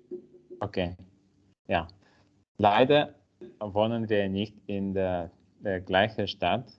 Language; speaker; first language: German; non-native, learner; Italian